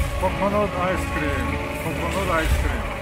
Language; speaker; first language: Korean; native; Korean